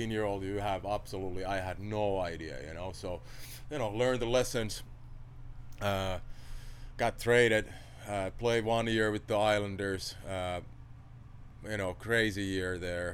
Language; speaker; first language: English; non-native, fluent; Finnish